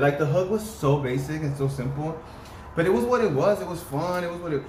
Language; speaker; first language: English; early bilingual, other home language; Spanish